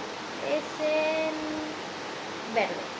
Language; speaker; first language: Spanish; native; Spanish